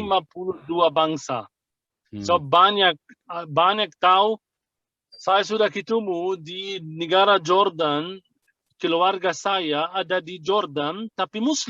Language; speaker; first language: Indonesian; non-native, fluent; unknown